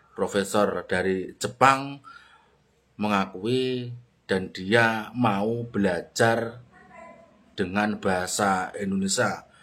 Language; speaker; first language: Indonesian; native; Indonesian